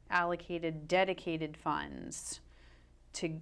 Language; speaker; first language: English; native; English